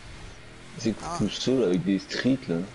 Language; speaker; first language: French; native; French